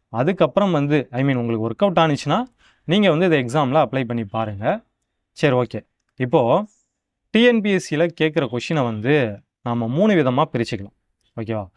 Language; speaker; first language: Tamil; native; Tamil